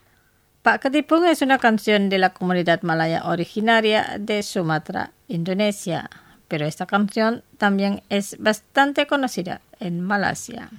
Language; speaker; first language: Spanish; non-native, fluent; Indonesian